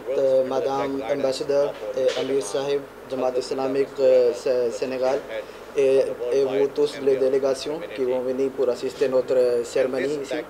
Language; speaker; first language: French; non-native, fluent; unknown